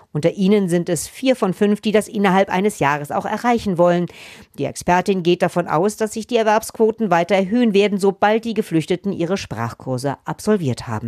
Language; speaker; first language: German; native; German